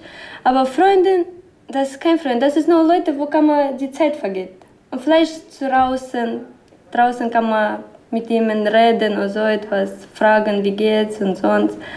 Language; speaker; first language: German; non-native, learner; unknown